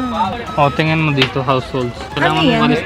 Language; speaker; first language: Filipino; non-native, learner; Punjabi